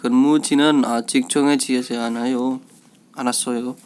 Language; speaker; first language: Korean; non-native, learner; Indonesian